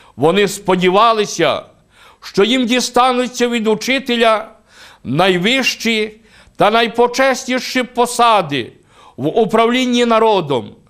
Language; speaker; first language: Ukrainian; native; Ukrainian